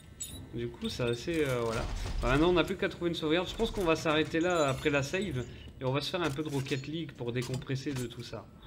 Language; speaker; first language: French; native; French